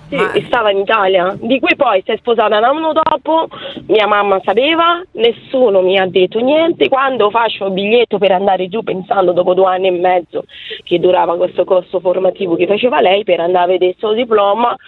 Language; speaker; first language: Italian; non-native, fluent; Portuguese